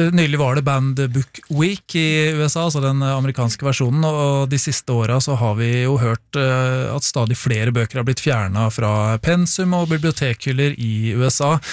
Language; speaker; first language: Norwegian; native; Norwegian